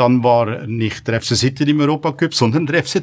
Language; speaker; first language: German; native; German